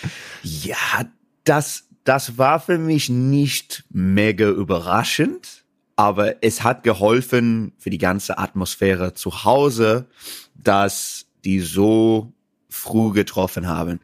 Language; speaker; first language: German; non-native, fluent; English